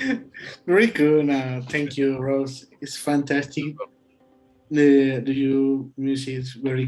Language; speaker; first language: English; non-native, learner; Spanish